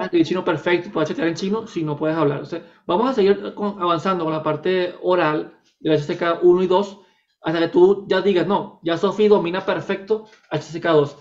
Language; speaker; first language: Spanish; native; Spanish